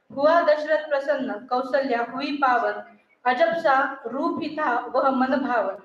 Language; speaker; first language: Hindi; non-native, local second language; Marathi